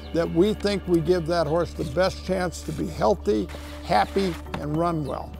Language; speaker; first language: English; native; English